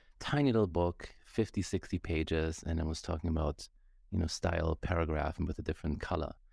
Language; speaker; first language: English; non-native, fluent; German